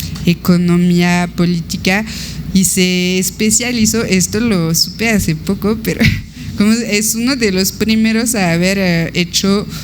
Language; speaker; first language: Spanish; non-native, fluent; French